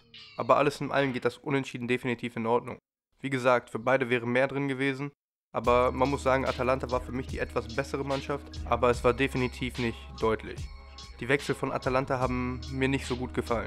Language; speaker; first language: German; native; German